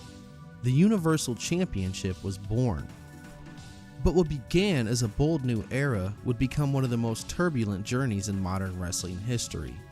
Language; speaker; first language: English; native; English